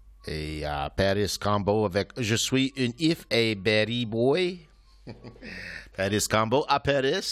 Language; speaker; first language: French; non-native, local second language; English